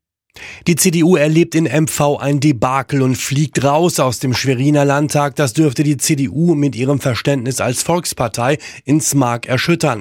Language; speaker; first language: German; native; German